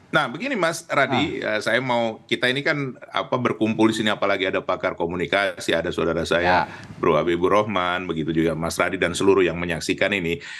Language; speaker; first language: Indonesian; native; Indonesian